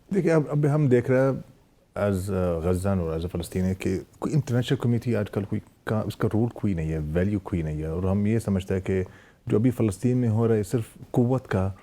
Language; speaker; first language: Hindi; non-native, fluent; Arabic